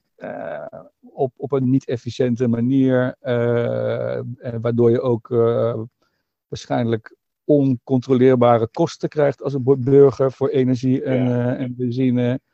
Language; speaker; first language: Dutch; native; Dutch